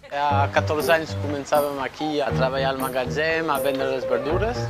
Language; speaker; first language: Catalan; non-native, local second language; French